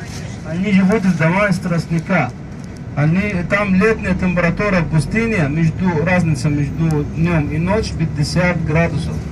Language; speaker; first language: Russian; non-native, fluent; Arabic